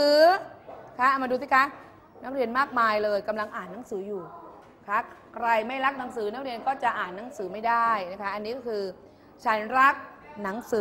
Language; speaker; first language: Thai; native; Thai